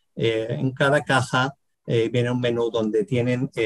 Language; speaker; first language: Spanish; native; Spanish